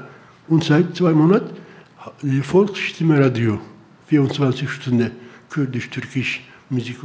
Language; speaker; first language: German; non-native, learner; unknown